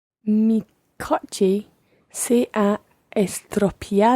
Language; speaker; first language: Spanish; non-native, learner; English